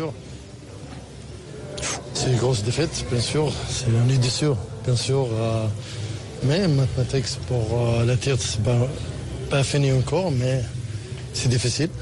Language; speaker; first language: French; non-native, learner; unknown